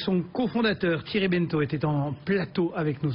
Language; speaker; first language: French; native; French